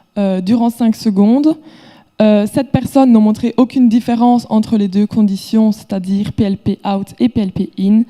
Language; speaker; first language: French; native; French